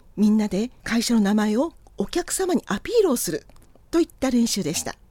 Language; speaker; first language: Japanese; native; Japanese